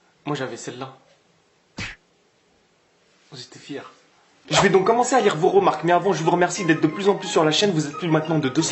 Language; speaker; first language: French; native; French